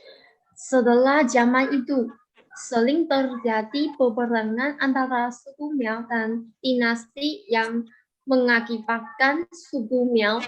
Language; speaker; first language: Indonesian; non-native, fluent; Chinese